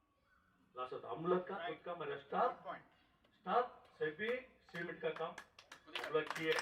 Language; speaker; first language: Hindi; non-native, local second language; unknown